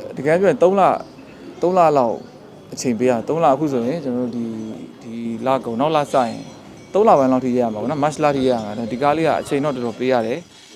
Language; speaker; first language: Burmese; non-native, local second language; Shan